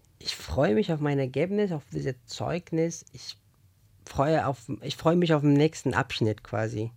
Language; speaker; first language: German; non-native, fluent; Persian